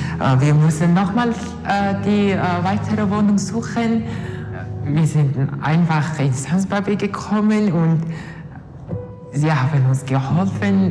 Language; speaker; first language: German; non-native, learner; Mongolian